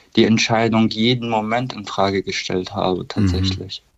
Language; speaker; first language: German; non-native, fluent; Arabic